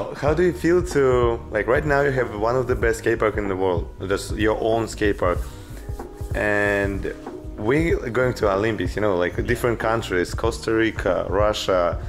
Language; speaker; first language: English; non-native, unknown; Russian